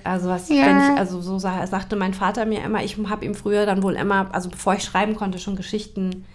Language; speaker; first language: German; native; German